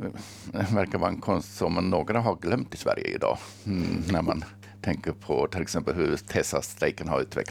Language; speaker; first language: Swedish; native; Swedish